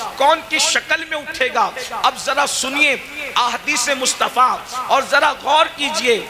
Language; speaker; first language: Urdu; native; Urdu